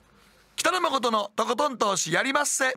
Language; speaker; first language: Japanese; native; Japanese